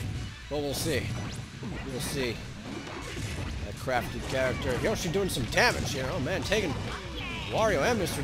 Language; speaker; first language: English; native; English